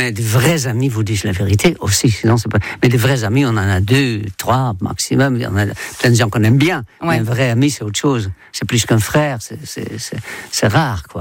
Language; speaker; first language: French; non-native, fluent; Dutch